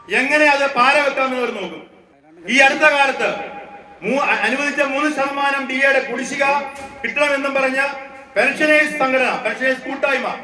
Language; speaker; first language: Malayalam; native; Malayalam